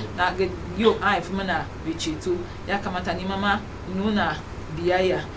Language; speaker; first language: Hausa; non-native, local second language; Igbo